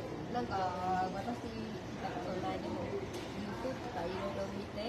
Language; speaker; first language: Japanese; non-native, learner; Vietnamese